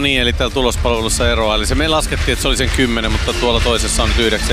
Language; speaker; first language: Finnish; native; Finnish